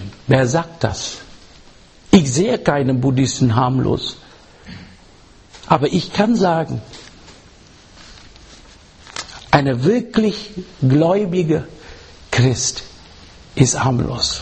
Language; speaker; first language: German; non-native, learner; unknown